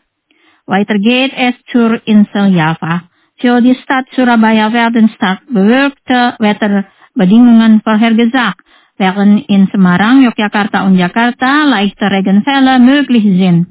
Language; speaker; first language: German; non-native, fluent; Indonesian